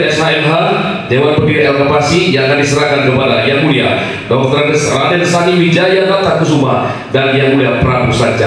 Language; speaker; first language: Indonesian; native; Indonesian